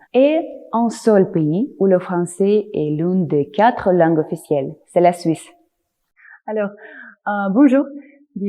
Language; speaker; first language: French; non-native, fluent; Russian